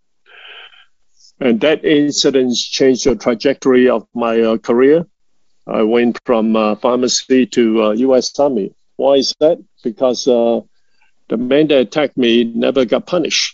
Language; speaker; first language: English; non-native, local second language; Cantonese